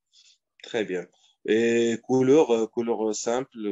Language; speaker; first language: French; non-native, fluent; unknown